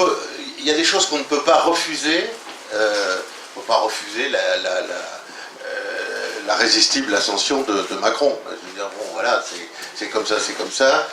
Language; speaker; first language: French; native; French